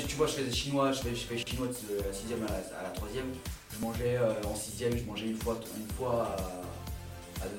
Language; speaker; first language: French; native; French